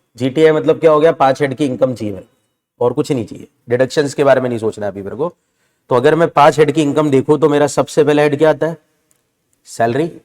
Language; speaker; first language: Hindi; native; Hindi